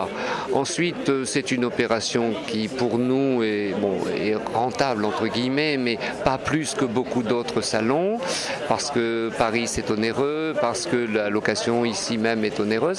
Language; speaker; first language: French; native; French